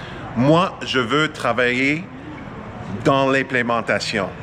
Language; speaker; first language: French; non-native, fluent; English